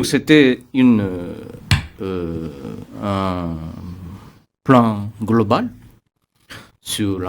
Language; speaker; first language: French; non-native, fluent; Japanese